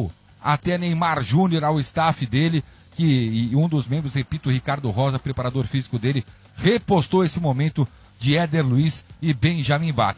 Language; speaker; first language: Portuguese; native; Portuguese